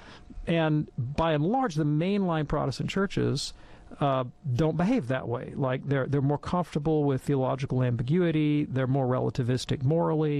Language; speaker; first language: English; native; English